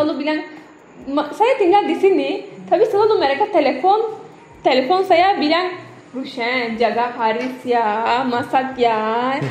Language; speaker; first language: Indonesian; non-native, learner; Turkish